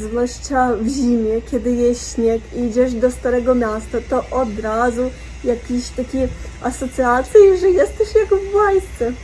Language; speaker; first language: Polish; non-native, learner; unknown